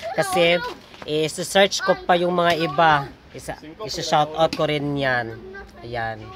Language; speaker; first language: Filipino; non-native, local second language; Cebuano